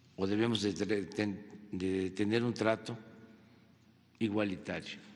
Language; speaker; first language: Spanish; native; Spanish